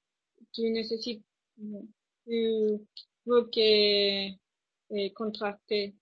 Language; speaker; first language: French; non-native, learner; Spanish